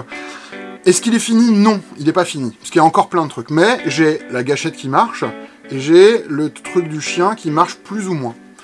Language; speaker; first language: French; native; French